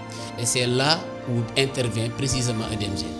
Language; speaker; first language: French; non-native, local second language; Wolof